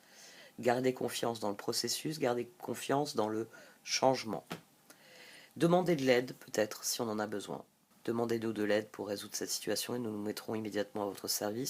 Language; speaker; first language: French; native; French